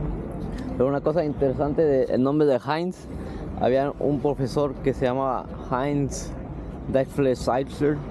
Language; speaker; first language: Spanish; early bilingual, heritage; Spanish